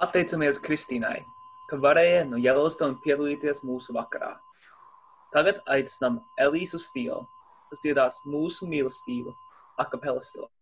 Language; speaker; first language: Latvian; early bilingual, heritage; Latvian